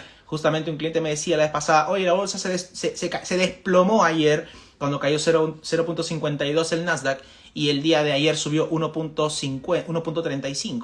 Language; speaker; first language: Spanish; native; Spanish